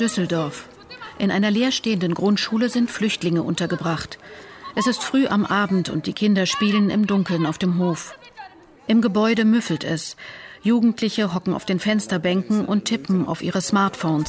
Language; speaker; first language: German; native; German